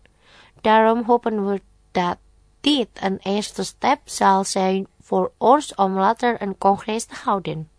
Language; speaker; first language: Dutch; non-native, fluent; Indonesian